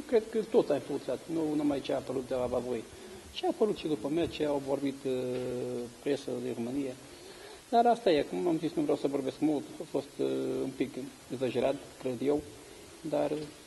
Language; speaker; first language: Romanian; non-native, learner; Portuguese